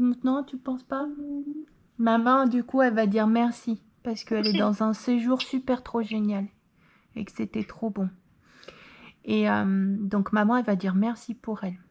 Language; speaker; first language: French; native; French